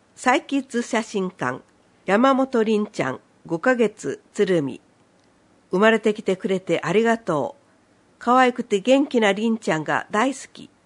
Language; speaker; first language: Japanese; native; Japanese